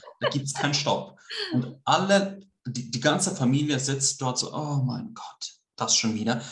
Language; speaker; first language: German; early bilingual, heritage; Swiss German